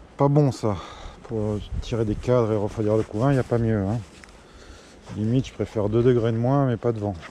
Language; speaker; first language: French; native; French